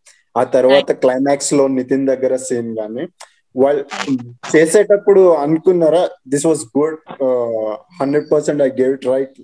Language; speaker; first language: Telugu; native; Telugu